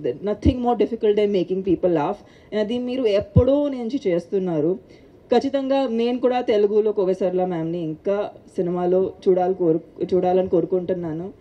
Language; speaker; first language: Telugu; non-native, local second language; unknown